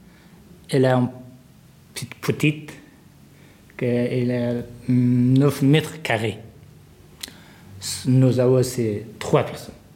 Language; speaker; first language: French; non-native, learner; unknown